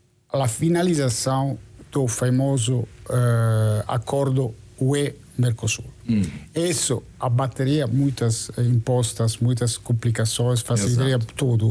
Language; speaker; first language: Portuguese; non-native, fluent; Italian